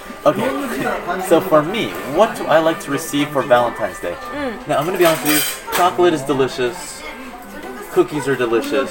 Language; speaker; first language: English; native; English